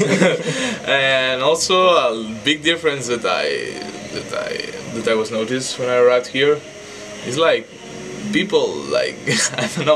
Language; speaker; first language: English; non-native, fluent; Spanish